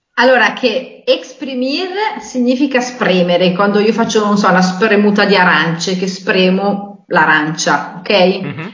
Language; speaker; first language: Italian; native; Italian